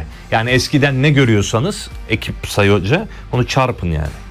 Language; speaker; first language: Turkish; native; Turkish